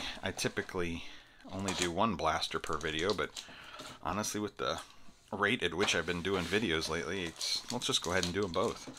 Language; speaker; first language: English; native; English